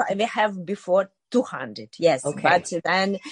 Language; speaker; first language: English; non-native, learner; Ukrainian